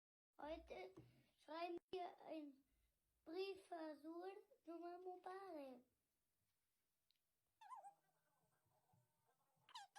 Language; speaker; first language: German; early bilingual, other home language; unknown